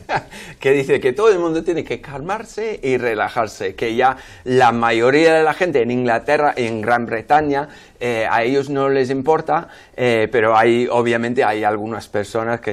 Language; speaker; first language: Spanish; non-native, fluent; English